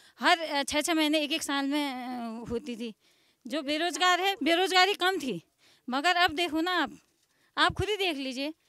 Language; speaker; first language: Hindi; native; Hindi